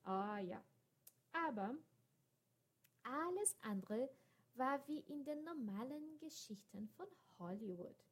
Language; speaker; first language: German; non-native, fluent; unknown